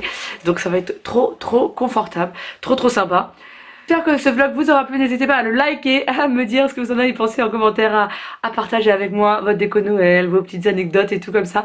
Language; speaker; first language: French; native; French